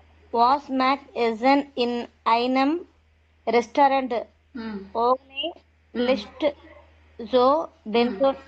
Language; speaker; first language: German; non-native, learner; Tamil